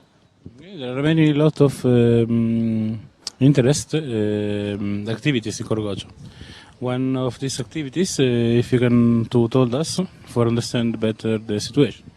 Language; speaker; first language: English; non-native, learner; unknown